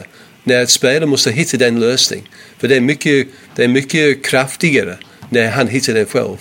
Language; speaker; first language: Swedish; non-native, fluent; English